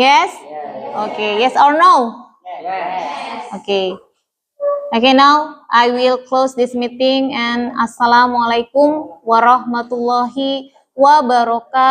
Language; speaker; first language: English; non-native, learner; Indonesian